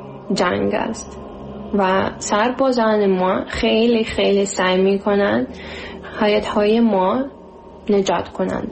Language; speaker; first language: Persian; non-native, learner; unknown